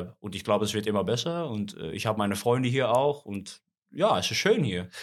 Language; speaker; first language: German; non-native, fluent; Dutch